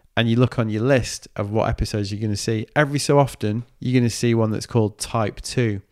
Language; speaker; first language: English; native; English